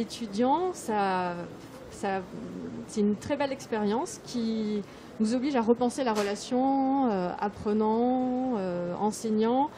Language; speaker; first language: French; native; French